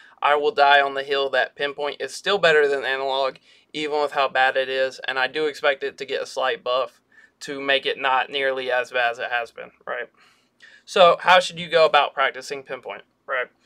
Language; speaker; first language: English; native; English